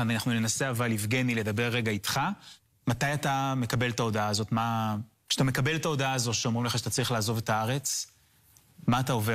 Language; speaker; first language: Hebrew; native; Hebrew